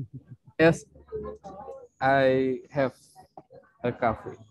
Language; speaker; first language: English; non-native, learner; Indonesian